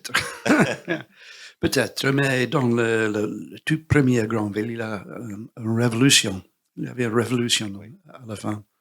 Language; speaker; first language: French; non-native, learner; English